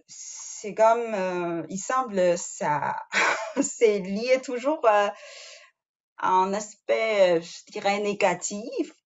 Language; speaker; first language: French; non-native, fluent; Chinese